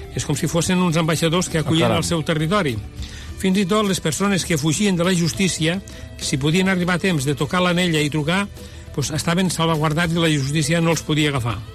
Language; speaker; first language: Catalan; native; Catalan